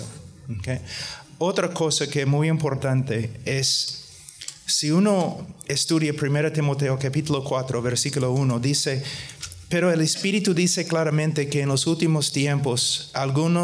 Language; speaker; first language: Spanish; non-native, fluent; English